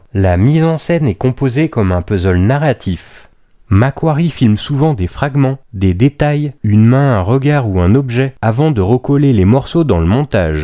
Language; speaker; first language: French; native; French